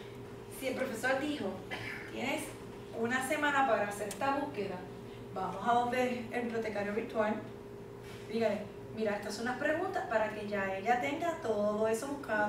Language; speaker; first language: Spanish; native; Spanish